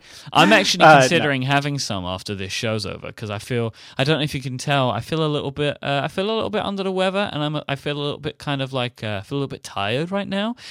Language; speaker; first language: English; native; English